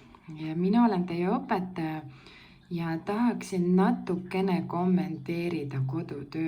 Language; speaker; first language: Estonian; non-native, local second language; Russian